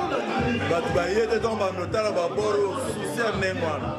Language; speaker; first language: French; non-native, local second language; Lingala